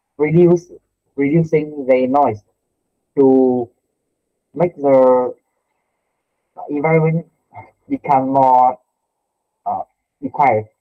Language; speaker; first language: English; non-native, learner; Vietnamese